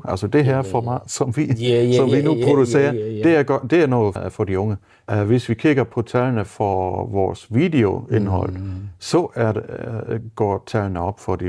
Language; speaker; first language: Danish; non-native, fluent; German